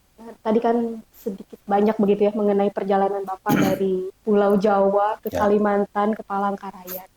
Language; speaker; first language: Indonesian; native; Indonesian